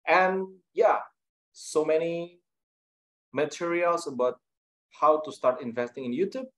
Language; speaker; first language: English; non-native, fluent; Indonesian